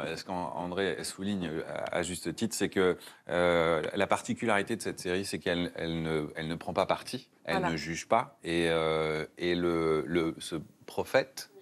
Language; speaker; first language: French; native; French